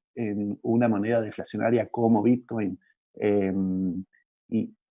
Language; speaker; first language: Spanish; native; Spanish